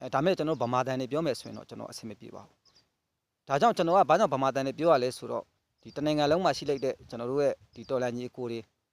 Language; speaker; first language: Burmese; native; Burmese